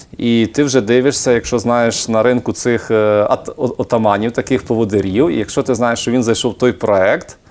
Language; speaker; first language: Ukrainian; native; Ukrainian